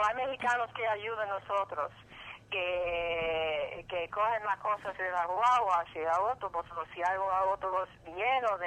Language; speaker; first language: Spanish; early bilingual, heritage; English